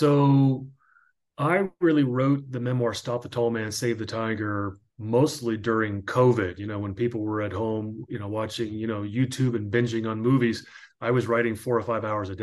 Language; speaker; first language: English; native; English